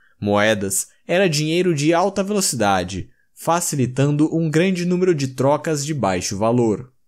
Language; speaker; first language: Portuguese; native; Portuguese